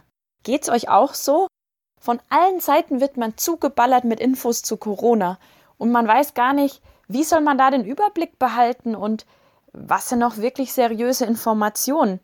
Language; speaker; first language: German; native; German